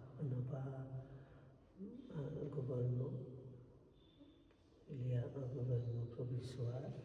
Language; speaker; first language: French; non-native, fluent; Bangla